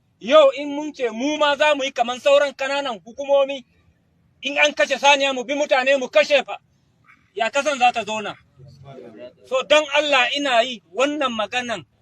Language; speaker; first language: Hausa; non-native, local second language; Fula